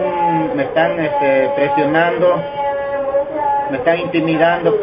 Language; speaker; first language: Spanish; native; Spanish